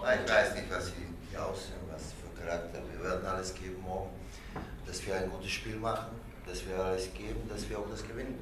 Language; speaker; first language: German; non-native, learner; Croatian